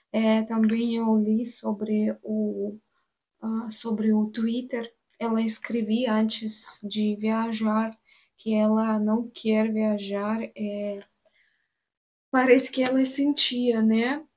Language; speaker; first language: Portuguese; non-native, learner; Russian